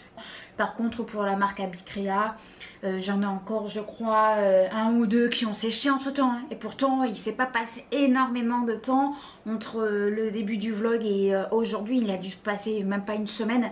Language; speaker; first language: French; native; French